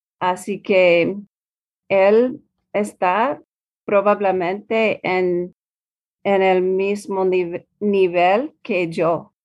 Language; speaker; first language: Spanish; non-native, learner; English